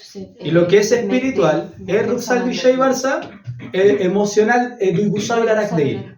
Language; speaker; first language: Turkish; non-native, learner; Spanish